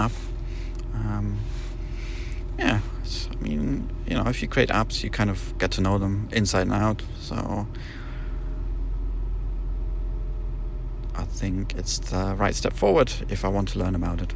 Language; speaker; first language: English; non-native, fluent; German